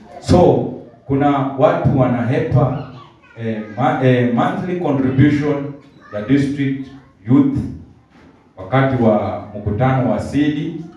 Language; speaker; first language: Swahili; native; Swahili